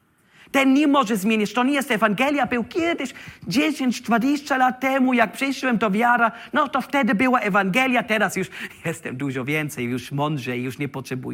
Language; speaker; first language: Polish; non-native, learner; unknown